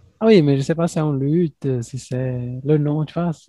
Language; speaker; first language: French; non-native, fluent; Portuguese